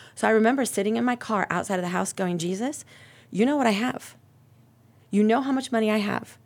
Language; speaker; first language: English; native; English